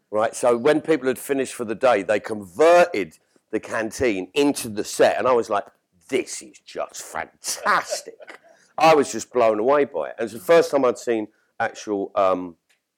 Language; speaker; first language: English; native; English